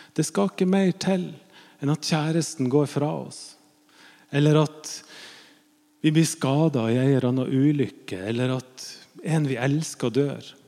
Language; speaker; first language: Norwegian; native; Norwegian